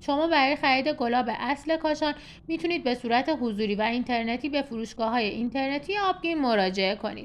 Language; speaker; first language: Persian; native; Persian